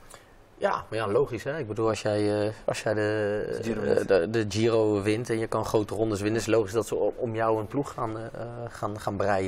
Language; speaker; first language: Dutch; native; Dutch